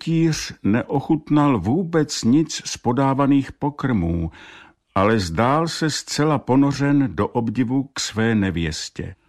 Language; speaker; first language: Czech; native; Czech